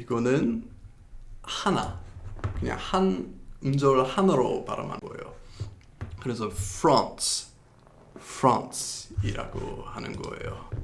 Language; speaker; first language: Korean; non-native, fluent; English